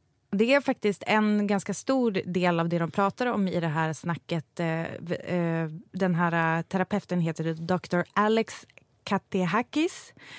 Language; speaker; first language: Swedish; native; Swedish